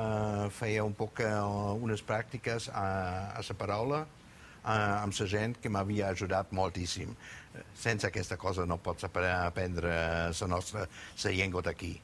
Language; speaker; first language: Catalan; non-native, fluent; German